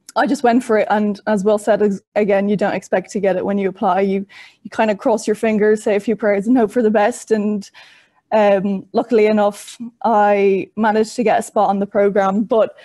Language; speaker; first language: English; native; English